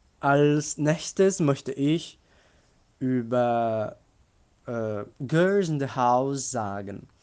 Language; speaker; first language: German; non-native, learner; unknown